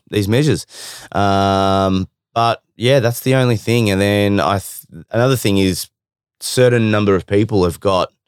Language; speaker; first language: English; native; English